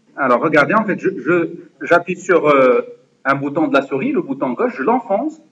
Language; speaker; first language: French; non-native, local second language; Arabic